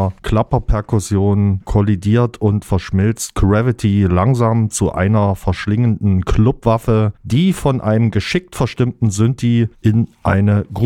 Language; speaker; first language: German; native; German